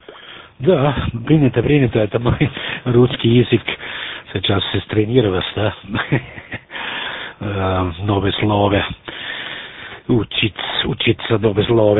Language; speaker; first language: Russian; non-native, learner; German